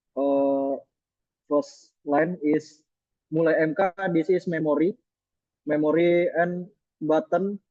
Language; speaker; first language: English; non-native, learner; Indonesian